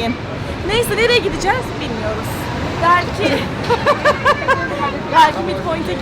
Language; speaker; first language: Turkish; native; Turkish